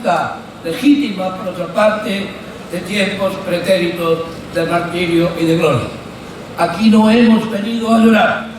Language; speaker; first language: Spanish; native; Spanish